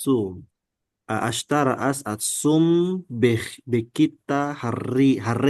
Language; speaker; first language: Hebrew; non-native, learner; Indonesian